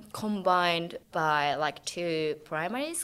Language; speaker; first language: English; non-native, fluent; Japanese